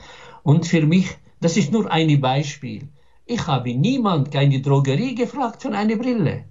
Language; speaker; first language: German; non-native, fluent; Arabic